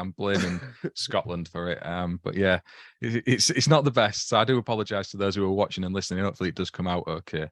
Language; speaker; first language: English; native; English